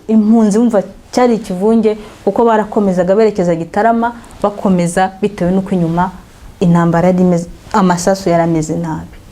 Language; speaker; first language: Kinyarwanda; native; Kinyarwanda